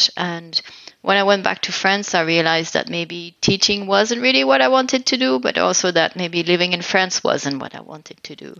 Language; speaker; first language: English; non-native, fluent; French